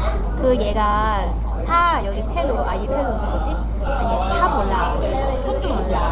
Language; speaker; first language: Korean; non-native, learner; Vietnamese